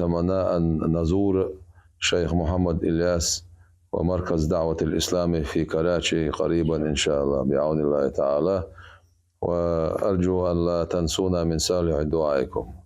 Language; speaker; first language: Arabic; non-native, fluent; Chechen